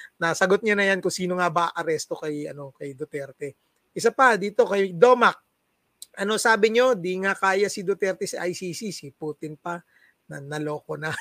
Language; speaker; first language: Filipino; non-native, local second language; Cebuano